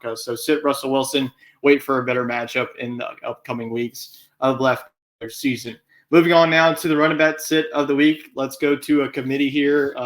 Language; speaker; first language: English; native; English